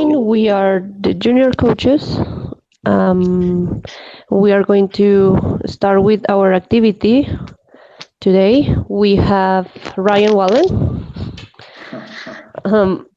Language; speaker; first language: English; non-native, fluent; Spanish